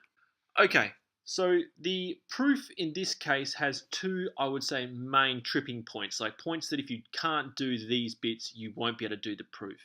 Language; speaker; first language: English; native; English